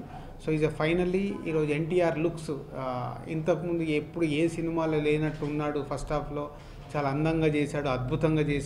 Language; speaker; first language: Telugu; native; Telugu